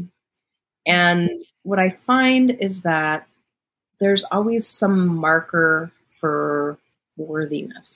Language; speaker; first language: English; native; English